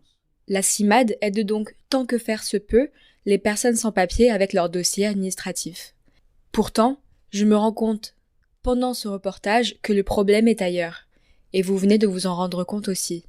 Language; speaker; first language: French; native; French